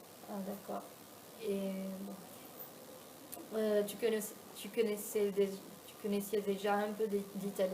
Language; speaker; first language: French; non-native, fluent; Italian